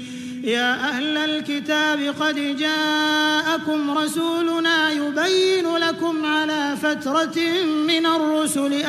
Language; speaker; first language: Arabic; native; Arabic